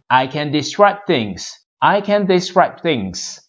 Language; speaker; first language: English; non-native, local second language; Chinese